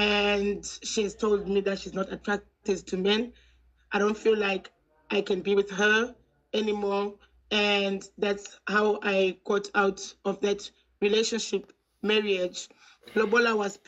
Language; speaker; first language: English; non-native, local second language; Shona